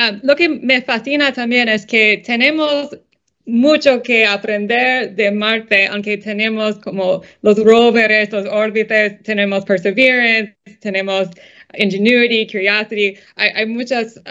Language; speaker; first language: Spanish; non-native, fluent; English